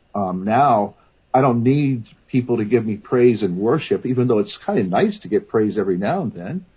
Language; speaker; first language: English; native; English